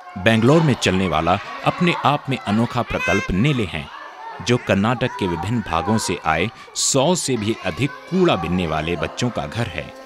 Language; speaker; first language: Hindi; native; Hindi